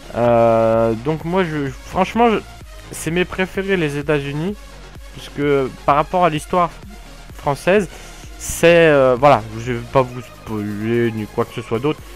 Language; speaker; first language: French; native; French